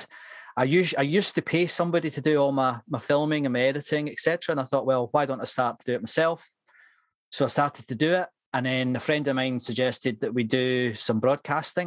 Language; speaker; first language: English; native; English